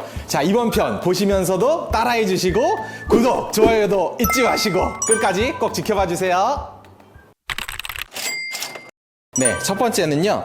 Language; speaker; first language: Korean; native; Korean